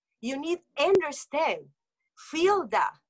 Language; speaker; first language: English; non-native, learner; Spanish